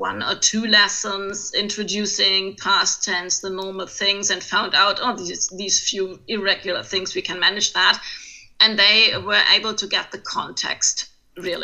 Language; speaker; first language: English; non-native, fluent; German